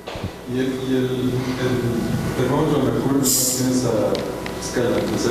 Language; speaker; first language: Spanish; native; Spanish